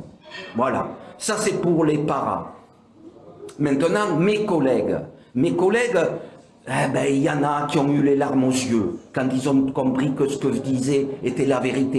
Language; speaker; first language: French; native; French